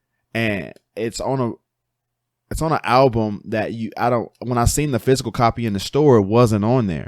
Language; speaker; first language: English; native; English